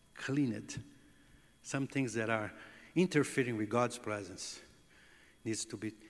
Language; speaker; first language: English; non-native, fluent; Portuguese